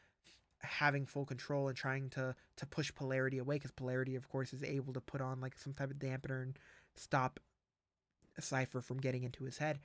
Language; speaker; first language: English; native; English